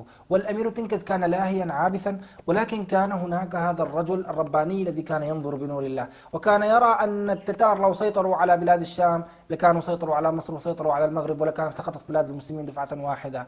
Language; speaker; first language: Arabic; native; Arabic